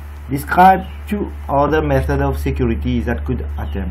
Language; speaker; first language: English; non-native, local second language; Morisyen